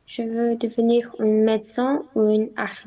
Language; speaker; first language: French; non-native, learner; Romanian